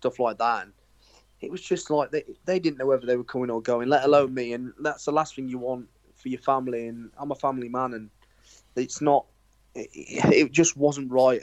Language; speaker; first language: English; native; English